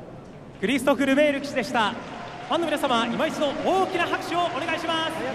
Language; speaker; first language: Japanese; native; Japanese